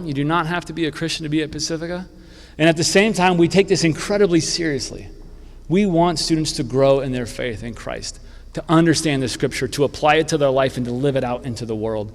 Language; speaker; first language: English; native; English